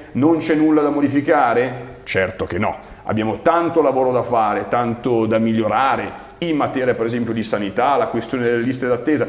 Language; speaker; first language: Italian; native; Italian